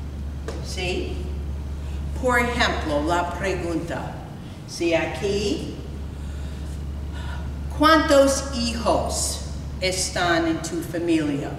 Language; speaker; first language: Spanish; non-native, fluent; English